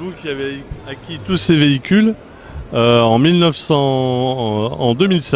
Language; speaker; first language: French; native; French